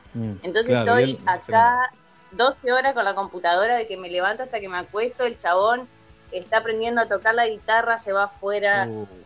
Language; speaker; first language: Spanish; native; Spanish